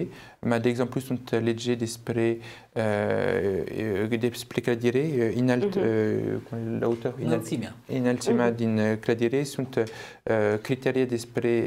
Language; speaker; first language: Romanian; non-native, fluent; French